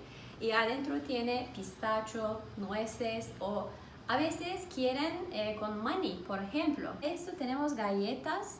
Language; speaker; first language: Spanish; non-native, learner; Turkish